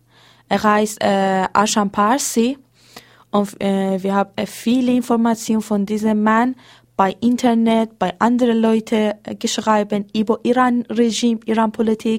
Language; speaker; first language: German; non-native, learner; Persian